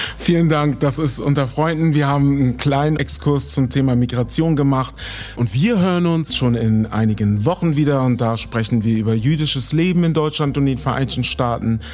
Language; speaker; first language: German; native; German